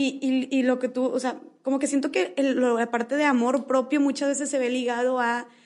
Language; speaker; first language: Spanish; native; Spanish